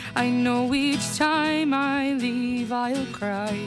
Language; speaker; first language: English; native; English